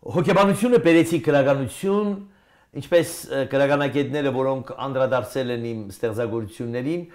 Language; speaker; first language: Armenian; native; Armenian